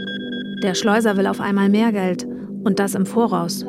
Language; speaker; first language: German; native; German